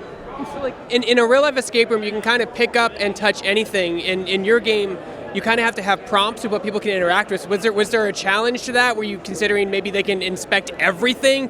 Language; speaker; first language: English; native; English